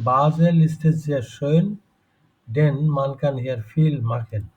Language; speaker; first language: German; non-native, fluent; Bangla